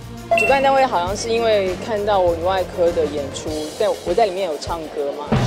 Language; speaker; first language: Chinese; native; Chinese